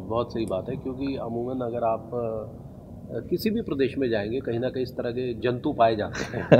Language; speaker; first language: Hindi; native; Hindi